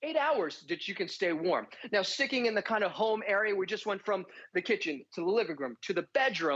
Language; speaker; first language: English; native; English